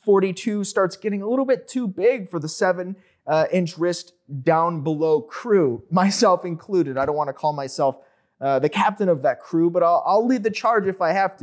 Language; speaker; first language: English; native; English